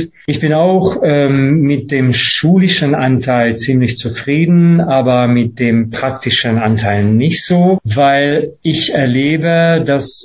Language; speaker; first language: German; non-native, fluent; Hungarian